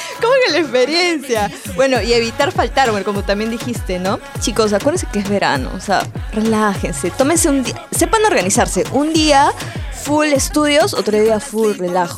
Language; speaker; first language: Spanish; native; Spanish